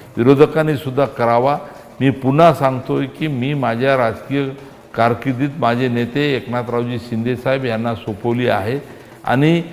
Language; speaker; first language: Marathi; native; Marathi